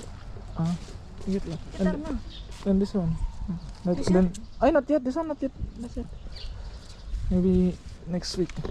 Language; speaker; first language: English; non-native, learner; Filipino